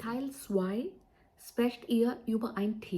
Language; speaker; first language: German; non-native, fluent; Hindi